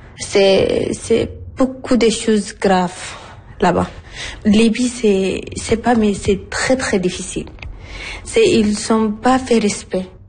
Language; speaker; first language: French; non-native, learner; Arabic